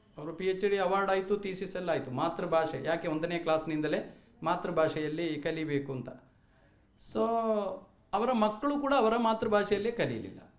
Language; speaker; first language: Kannada; non-native, local second language; Malayalam